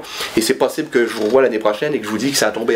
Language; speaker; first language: French; native; French